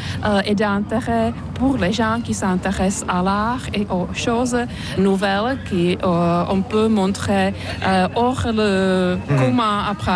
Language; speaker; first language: French; non-native, fluent; Czech